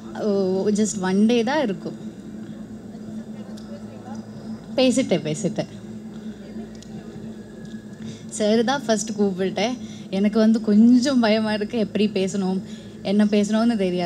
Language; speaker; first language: Tamil; non-native, learner; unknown